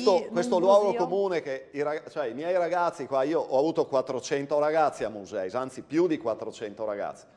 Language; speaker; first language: Italian; native; Italian